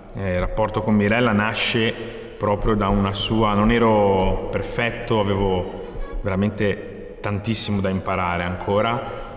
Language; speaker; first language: Italian; native; Italian